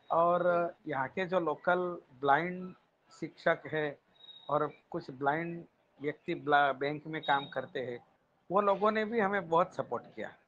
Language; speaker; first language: Hindi; non-native, local second language; Gujarati